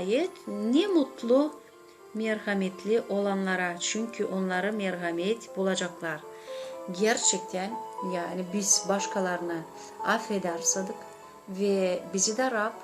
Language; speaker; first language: Turkish; non-native, learner; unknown